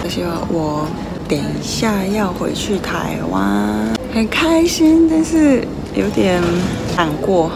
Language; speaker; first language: Chinese; non-native, learner; Japanese